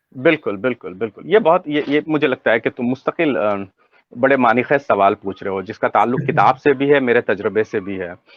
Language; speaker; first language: Urdu; native; Urdu